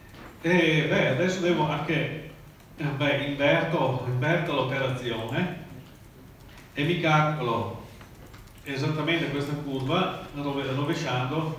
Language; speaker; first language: Italian; native; Italian